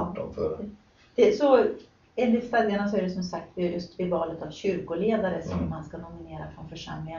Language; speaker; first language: Swedish; native; Swedish